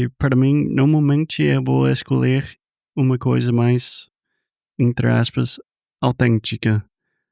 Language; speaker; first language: Portuguese; non-native, fluent; English